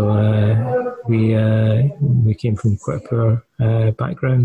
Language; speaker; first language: English; native; English